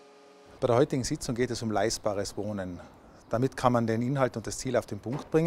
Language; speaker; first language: German; native; German